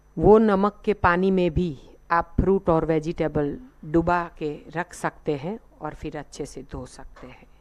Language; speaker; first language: Hindi; non-native, local second language; Gujarati